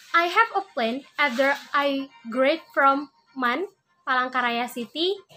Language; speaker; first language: English; non-native, learner; Indonesian